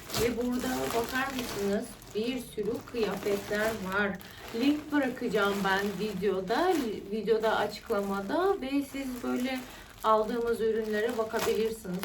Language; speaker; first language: Turkish; non-native, fluent; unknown